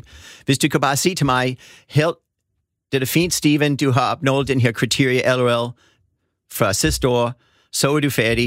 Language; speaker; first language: Danish; non-native, fluent; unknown